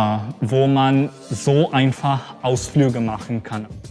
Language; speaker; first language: German; non-native, fluent; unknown